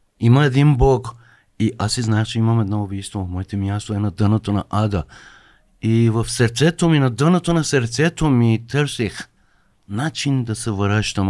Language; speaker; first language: Bulgarian; non-native, fluent; Persian